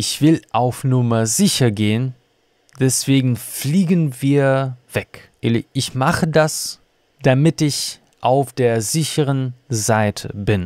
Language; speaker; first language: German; non-native, fluent; Russian